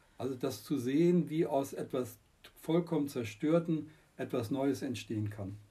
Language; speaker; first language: German; non-native, fluent; Persian